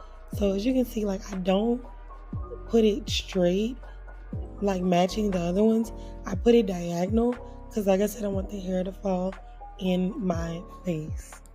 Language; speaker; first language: English; native; English